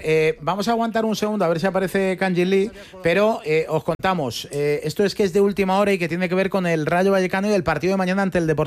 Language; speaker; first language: Spanish; native; Spanish